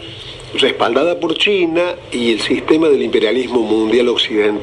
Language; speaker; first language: Spanish; native; Spanish